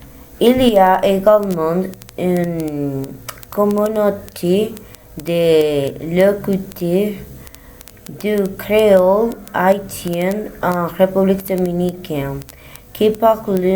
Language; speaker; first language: French; non-native, learner; Spanish